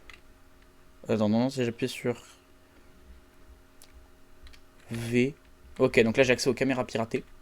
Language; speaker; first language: French; native; French